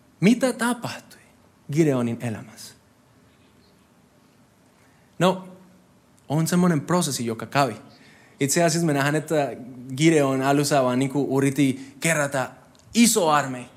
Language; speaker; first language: Finnish; non-native, fluent; Spanish